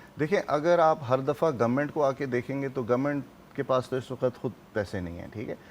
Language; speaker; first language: Urdu; native; Urdu